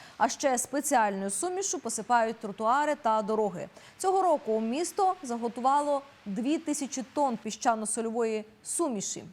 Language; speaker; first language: Ukrainian; native; Ukrainian